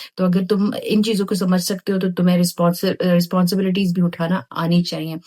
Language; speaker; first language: Urdu; native; Urdu